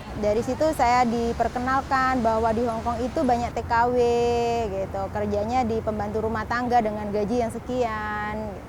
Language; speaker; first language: Indonesian; native; Indonesian